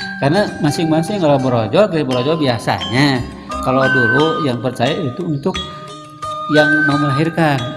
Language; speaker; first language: Indonesian; non-native, local second language; Sundanese